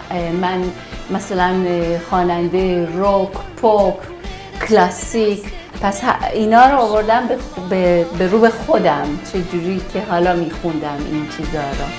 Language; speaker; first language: Persian; early bilingual, heritage; Persian